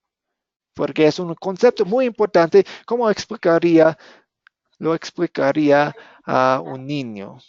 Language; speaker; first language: Spanish; non-native, fluent; English